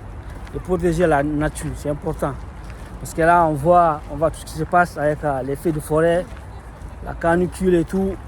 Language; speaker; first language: French; native; French